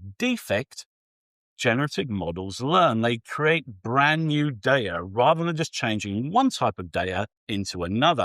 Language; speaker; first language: English; native; English